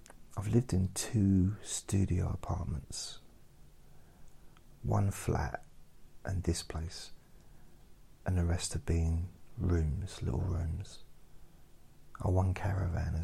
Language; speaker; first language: English; native; English